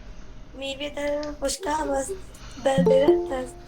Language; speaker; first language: Persian; non-native, learner; Urdu